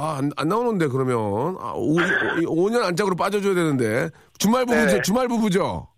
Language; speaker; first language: Korean; native; Korean